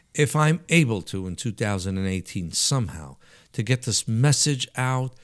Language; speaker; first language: English; early bilingual, other home language; Italian